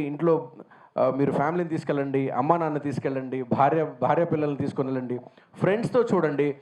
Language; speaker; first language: Telugu; native; Telugu